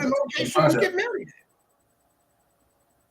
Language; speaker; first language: English; native; English